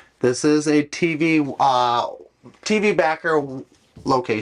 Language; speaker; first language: English; native; English